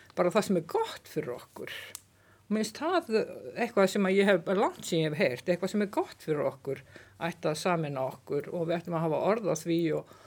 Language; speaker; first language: Icelandic; native; Icelandic